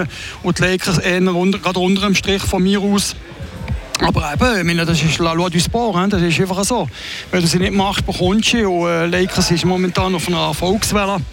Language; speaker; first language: German; native; German